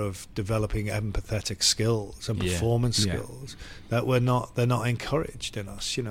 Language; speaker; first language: English; native; English